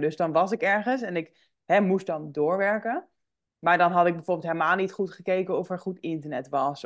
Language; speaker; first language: Dutch; native; Dutch